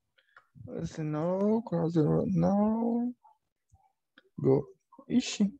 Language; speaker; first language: English; non-native, learner; Portuguese